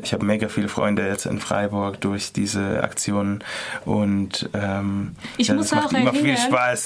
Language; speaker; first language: German; non-native, fluent; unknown